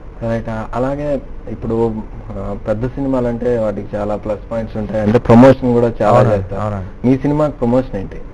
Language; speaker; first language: Telugu; native; Telugu